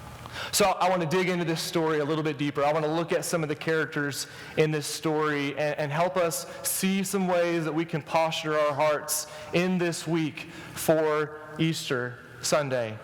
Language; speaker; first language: English; native; English